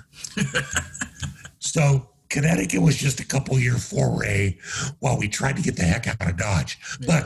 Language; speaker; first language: English; native; English